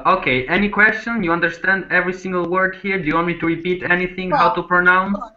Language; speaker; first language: English; non-native, fluent; Albanian